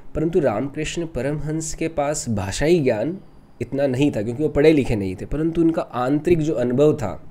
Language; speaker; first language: Hindi; non-native, local second language; Rajasthani